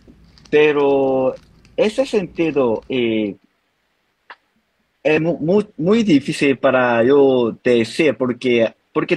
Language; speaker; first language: Spanish; non-native, learner; Korean